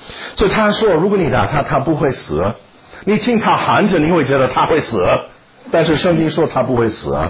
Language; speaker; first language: Chinese; non-native, fluent; English